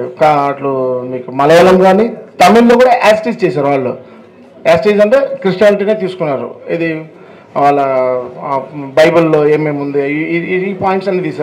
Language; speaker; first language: Telugu; native; Telugu